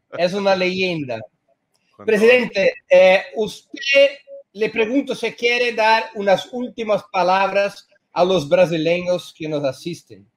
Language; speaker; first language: Spanish; non-native, fluent; Portuguese